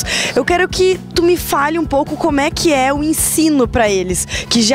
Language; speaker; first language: Portuguese; native; Portuguese